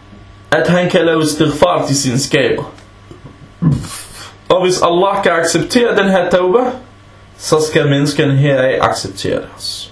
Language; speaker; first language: Danish; early bilingual, other home language; Arabic